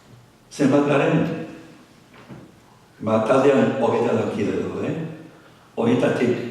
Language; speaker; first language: Basque; non-native, fluent; English